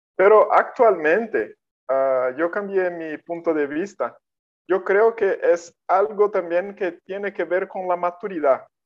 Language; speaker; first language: Spanish; non-native, fluent; Portuguese